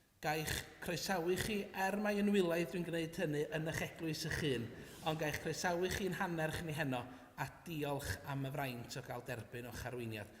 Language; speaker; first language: Welsh; native; Welsh